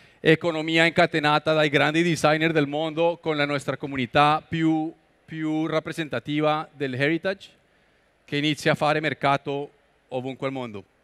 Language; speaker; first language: Italian; non-native, learner; Spanish